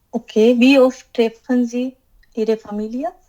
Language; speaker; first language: German; non-native, learner; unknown